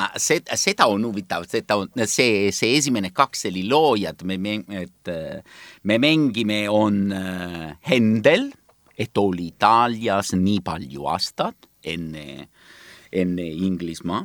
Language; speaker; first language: Estonian; non-native, learner; Italian